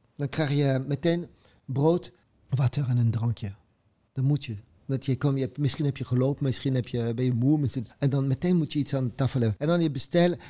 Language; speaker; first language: Dutch; non-native, fluent; French